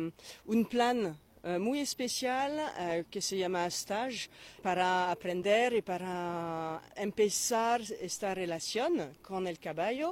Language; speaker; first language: Spanish; non-native, fluent; French